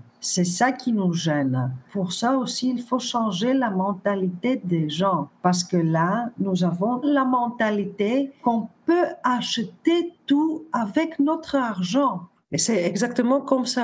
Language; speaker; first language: French; non-native, fluent; Greek